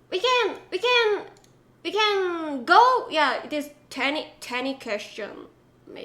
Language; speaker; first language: English; non-native, learner; Korean